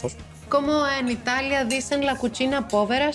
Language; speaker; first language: Spanish; non-native, fluent; Greek